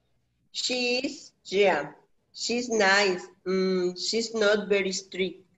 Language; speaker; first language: English; non-native, learner; Spanish